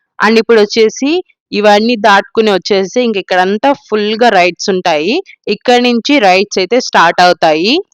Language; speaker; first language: Telugu; non-native, local second language; Tamil